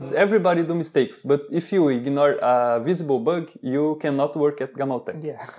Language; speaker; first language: English; non-native, learner; Portuguese